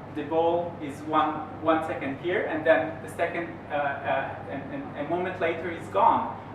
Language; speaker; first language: English; non-native, fluent; Hebrew